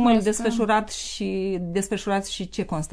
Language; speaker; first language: Romanian; native; Romanian